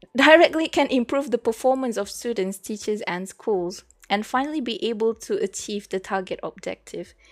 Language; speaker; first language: English; non-native, local second language; Malay